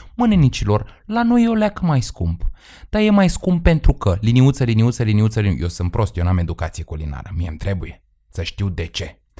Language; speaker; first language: Romanian; native; Romanian